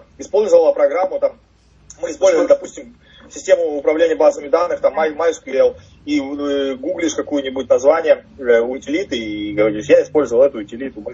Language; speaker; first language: Russian; native; Russian